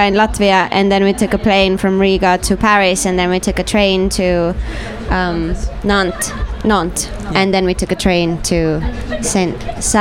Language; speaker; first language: English; non-native, fluent; Estonian